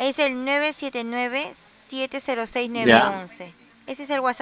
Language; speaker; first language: Spanish; native; Spanish